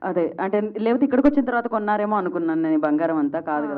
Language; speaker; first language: Telugu; native; Telugu